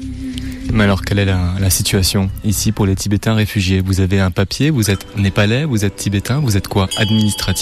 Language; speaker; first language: French; native; French